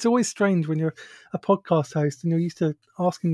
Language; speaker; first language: English; native; English